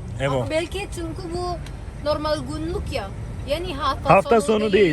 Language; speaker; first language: Turkish; non-native, learner; Indonesian